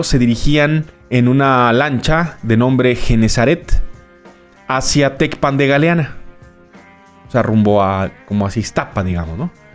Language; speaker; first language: Spanish; native; Spanish